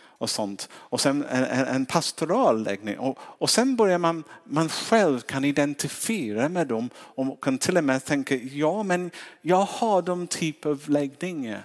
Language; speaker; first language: Swedish; non-native, fluent; English